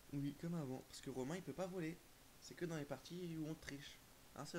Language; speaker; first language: French; native; French